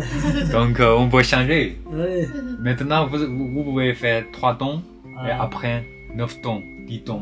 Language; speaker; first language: French; non-native, learner; Chinese